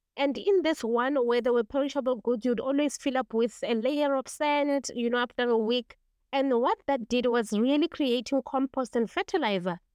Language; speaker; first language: English; non-native, local second language; Tswana